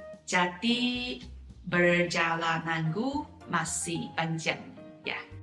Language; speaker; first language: Indonesian; non-native, fluent; Chinese